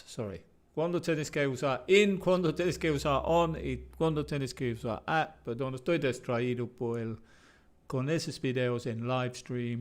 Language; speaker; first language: Spanish; non-native, fluent; English